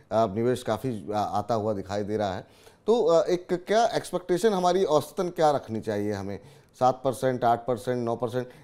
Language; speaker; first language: Hindi; native; Hindi